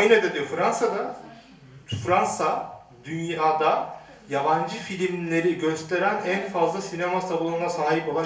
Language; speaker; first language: Turkish; native; Turkish